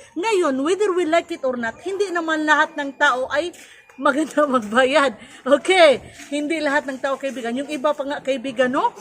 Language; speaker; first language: Filipino; non-native, local second language; Cebuano